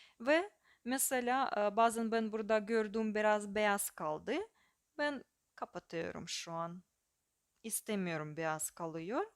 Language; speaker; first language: Turkish; non-native, fluent; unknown